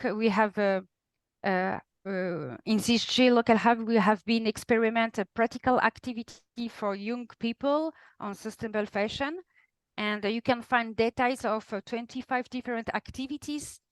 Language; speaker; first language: English; non-native, fluent; Italian